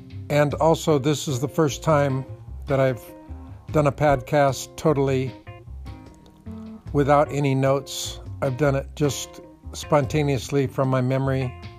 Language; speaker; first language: English; native; English